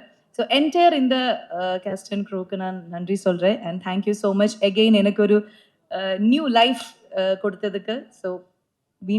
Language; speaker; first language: Tamil; non-native, fluent; Malayalam